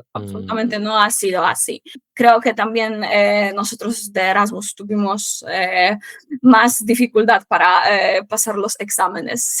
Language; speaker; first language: Spanish; non-native, fluent; Polish